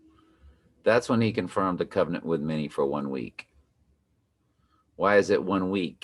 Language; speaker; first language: English; native; English